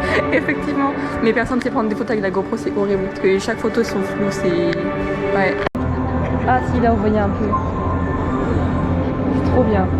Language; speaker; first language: French; native; French